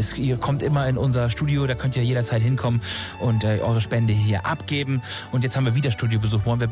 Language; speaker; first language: German; native; German